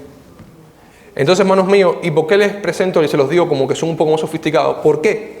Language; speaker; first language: Spanish; native; Spanish